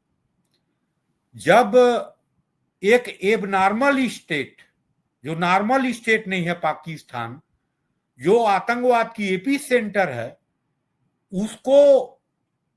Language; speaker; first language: Hindi; native; Hindi